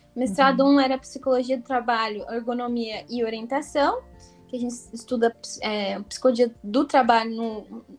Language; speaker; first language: Portuguese; native; Portuguese